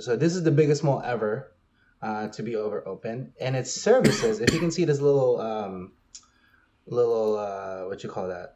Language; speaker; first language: English; native; English